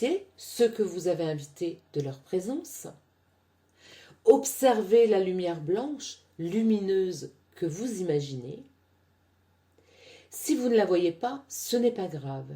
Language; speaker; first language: French; native; French